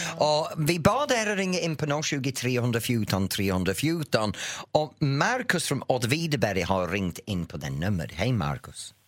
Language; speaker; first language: Swedish; non-native, fluent; English